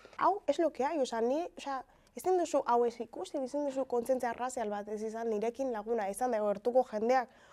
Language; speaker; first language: Basque; early bilingual, other home language; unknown